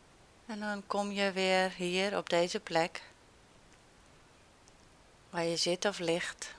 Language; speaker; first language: Dutch; native; Dutch